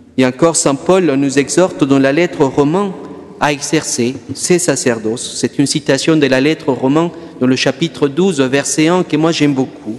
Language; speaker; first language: French; non-native, fluent; Spanish